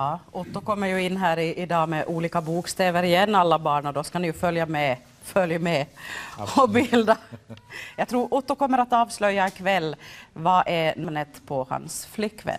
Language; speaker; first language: Swedish; native; Swedish